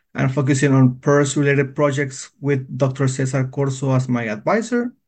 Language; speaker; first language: English; non-native, fluent; Spanish